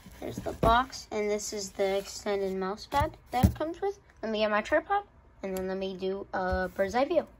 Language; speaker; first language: English; native; English